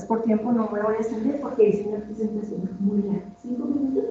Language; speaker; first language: Spanish; native; Spanish